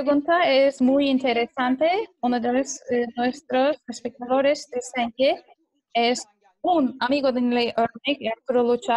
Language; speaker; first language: Spanish; non-native, fluent; Turkish